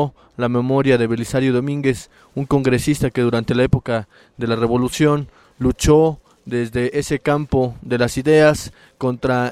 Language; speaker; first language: Spanish; native; Spanish